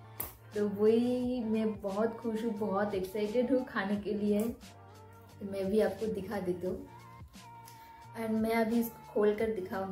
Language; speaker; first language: Hindi; non-native, local second language; Bangla